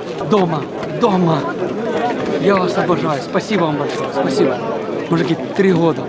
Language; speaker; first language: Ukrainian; non-native, local second language; Russian